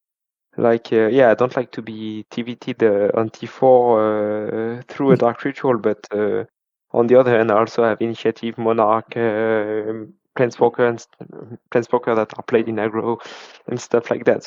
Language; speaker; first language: English; non-native, fluent; French